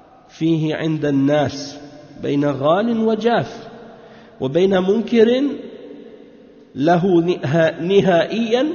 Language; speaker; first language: Arabic; non-native, fluent; French